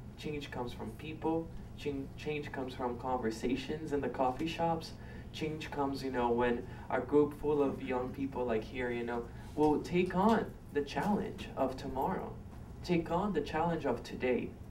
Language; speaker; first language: English; non-native, fluent; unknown